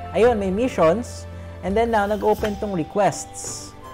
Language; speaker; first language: English; non-native, local second language; Filipino